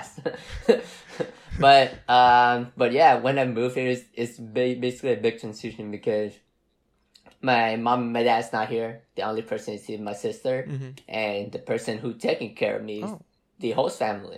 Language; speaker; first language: English; non-native, fluent; Vietnamese